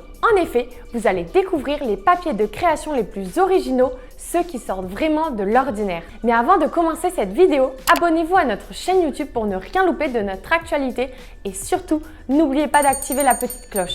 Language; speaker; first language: French; native; French